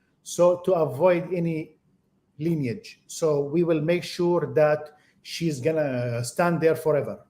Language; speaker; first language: English; non-native, fluent; Arabic